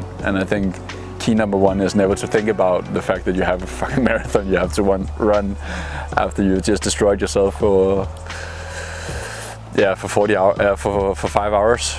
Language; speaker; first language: English; non-native, fluent; Danish